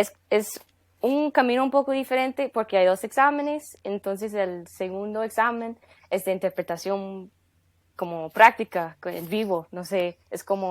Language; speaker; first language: Spanish; non-native, fluent; English